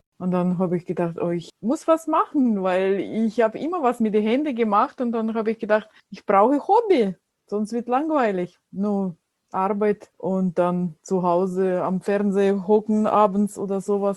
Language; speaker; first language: German; non-native, fluent; Russian